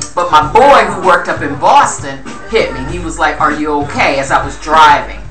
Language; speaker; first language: English; native; English